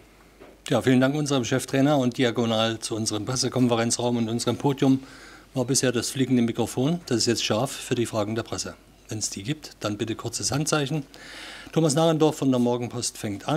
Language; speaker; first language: German; native; German